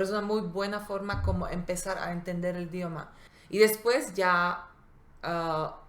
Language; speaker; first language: Spanish; non-native, fluent; Slovak